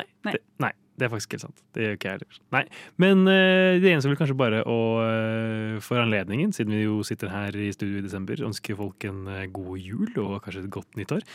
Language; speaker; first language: Norwegian; native; Norwegian